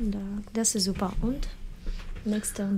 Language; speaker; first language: German; non-native, learner; Russian